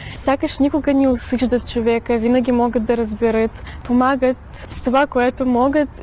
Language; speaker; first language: Bulgarian; early bilingual, heritage; Bulgarian